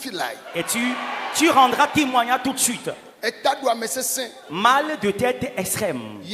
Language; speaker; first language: French; non-native, local second language; Ewe